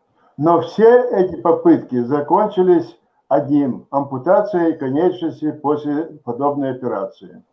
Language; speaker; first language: Russian; native; Russian